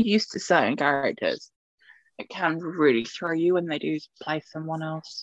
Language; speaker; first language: English; native; English